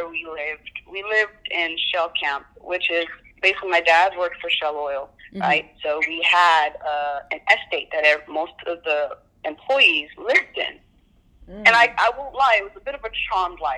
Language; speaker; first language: English; non-native, local second language; Yoruba